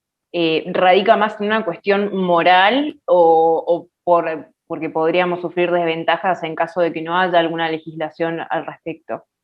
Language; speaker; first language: Spanish; native; Spanish